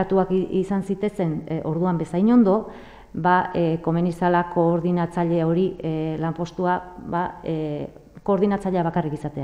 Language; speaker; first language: Basque; native; Basque